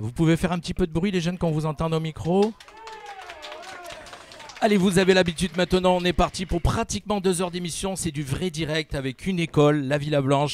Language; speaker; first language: French; native; French